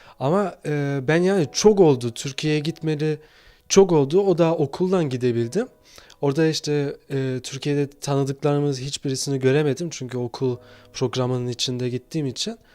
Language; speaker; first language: Turkish; early bilingual, other home language; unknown